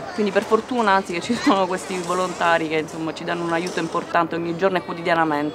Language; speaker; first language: Italian; native; Italian